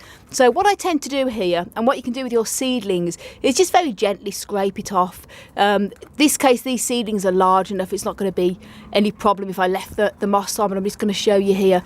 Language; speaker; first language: English; native; English